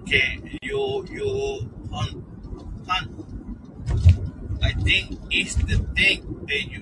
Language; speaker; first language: English; non-native, learner; Spanish